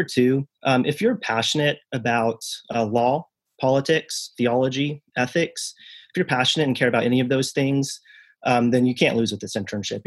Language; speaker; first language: English; native; English